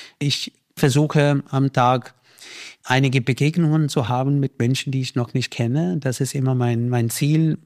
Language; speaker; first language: German; non-native, fluent; Hindi